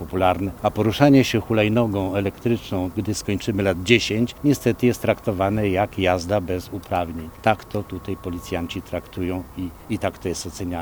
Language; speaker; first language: Polish; native; Polish